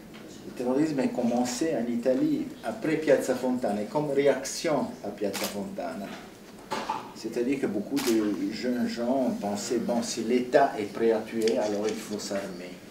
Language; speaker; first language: French; non-native, fluent; Italian